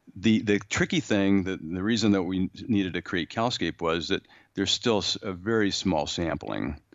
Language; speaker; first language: English; native; English